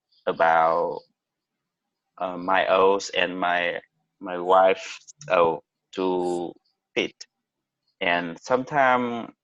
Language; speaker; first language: English; non-native, learner; Vietnamese